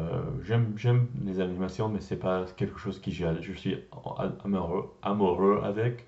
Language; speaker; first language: French; non-native, learner; English